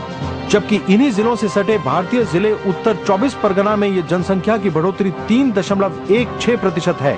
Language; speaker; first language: Hindi; native; Hindi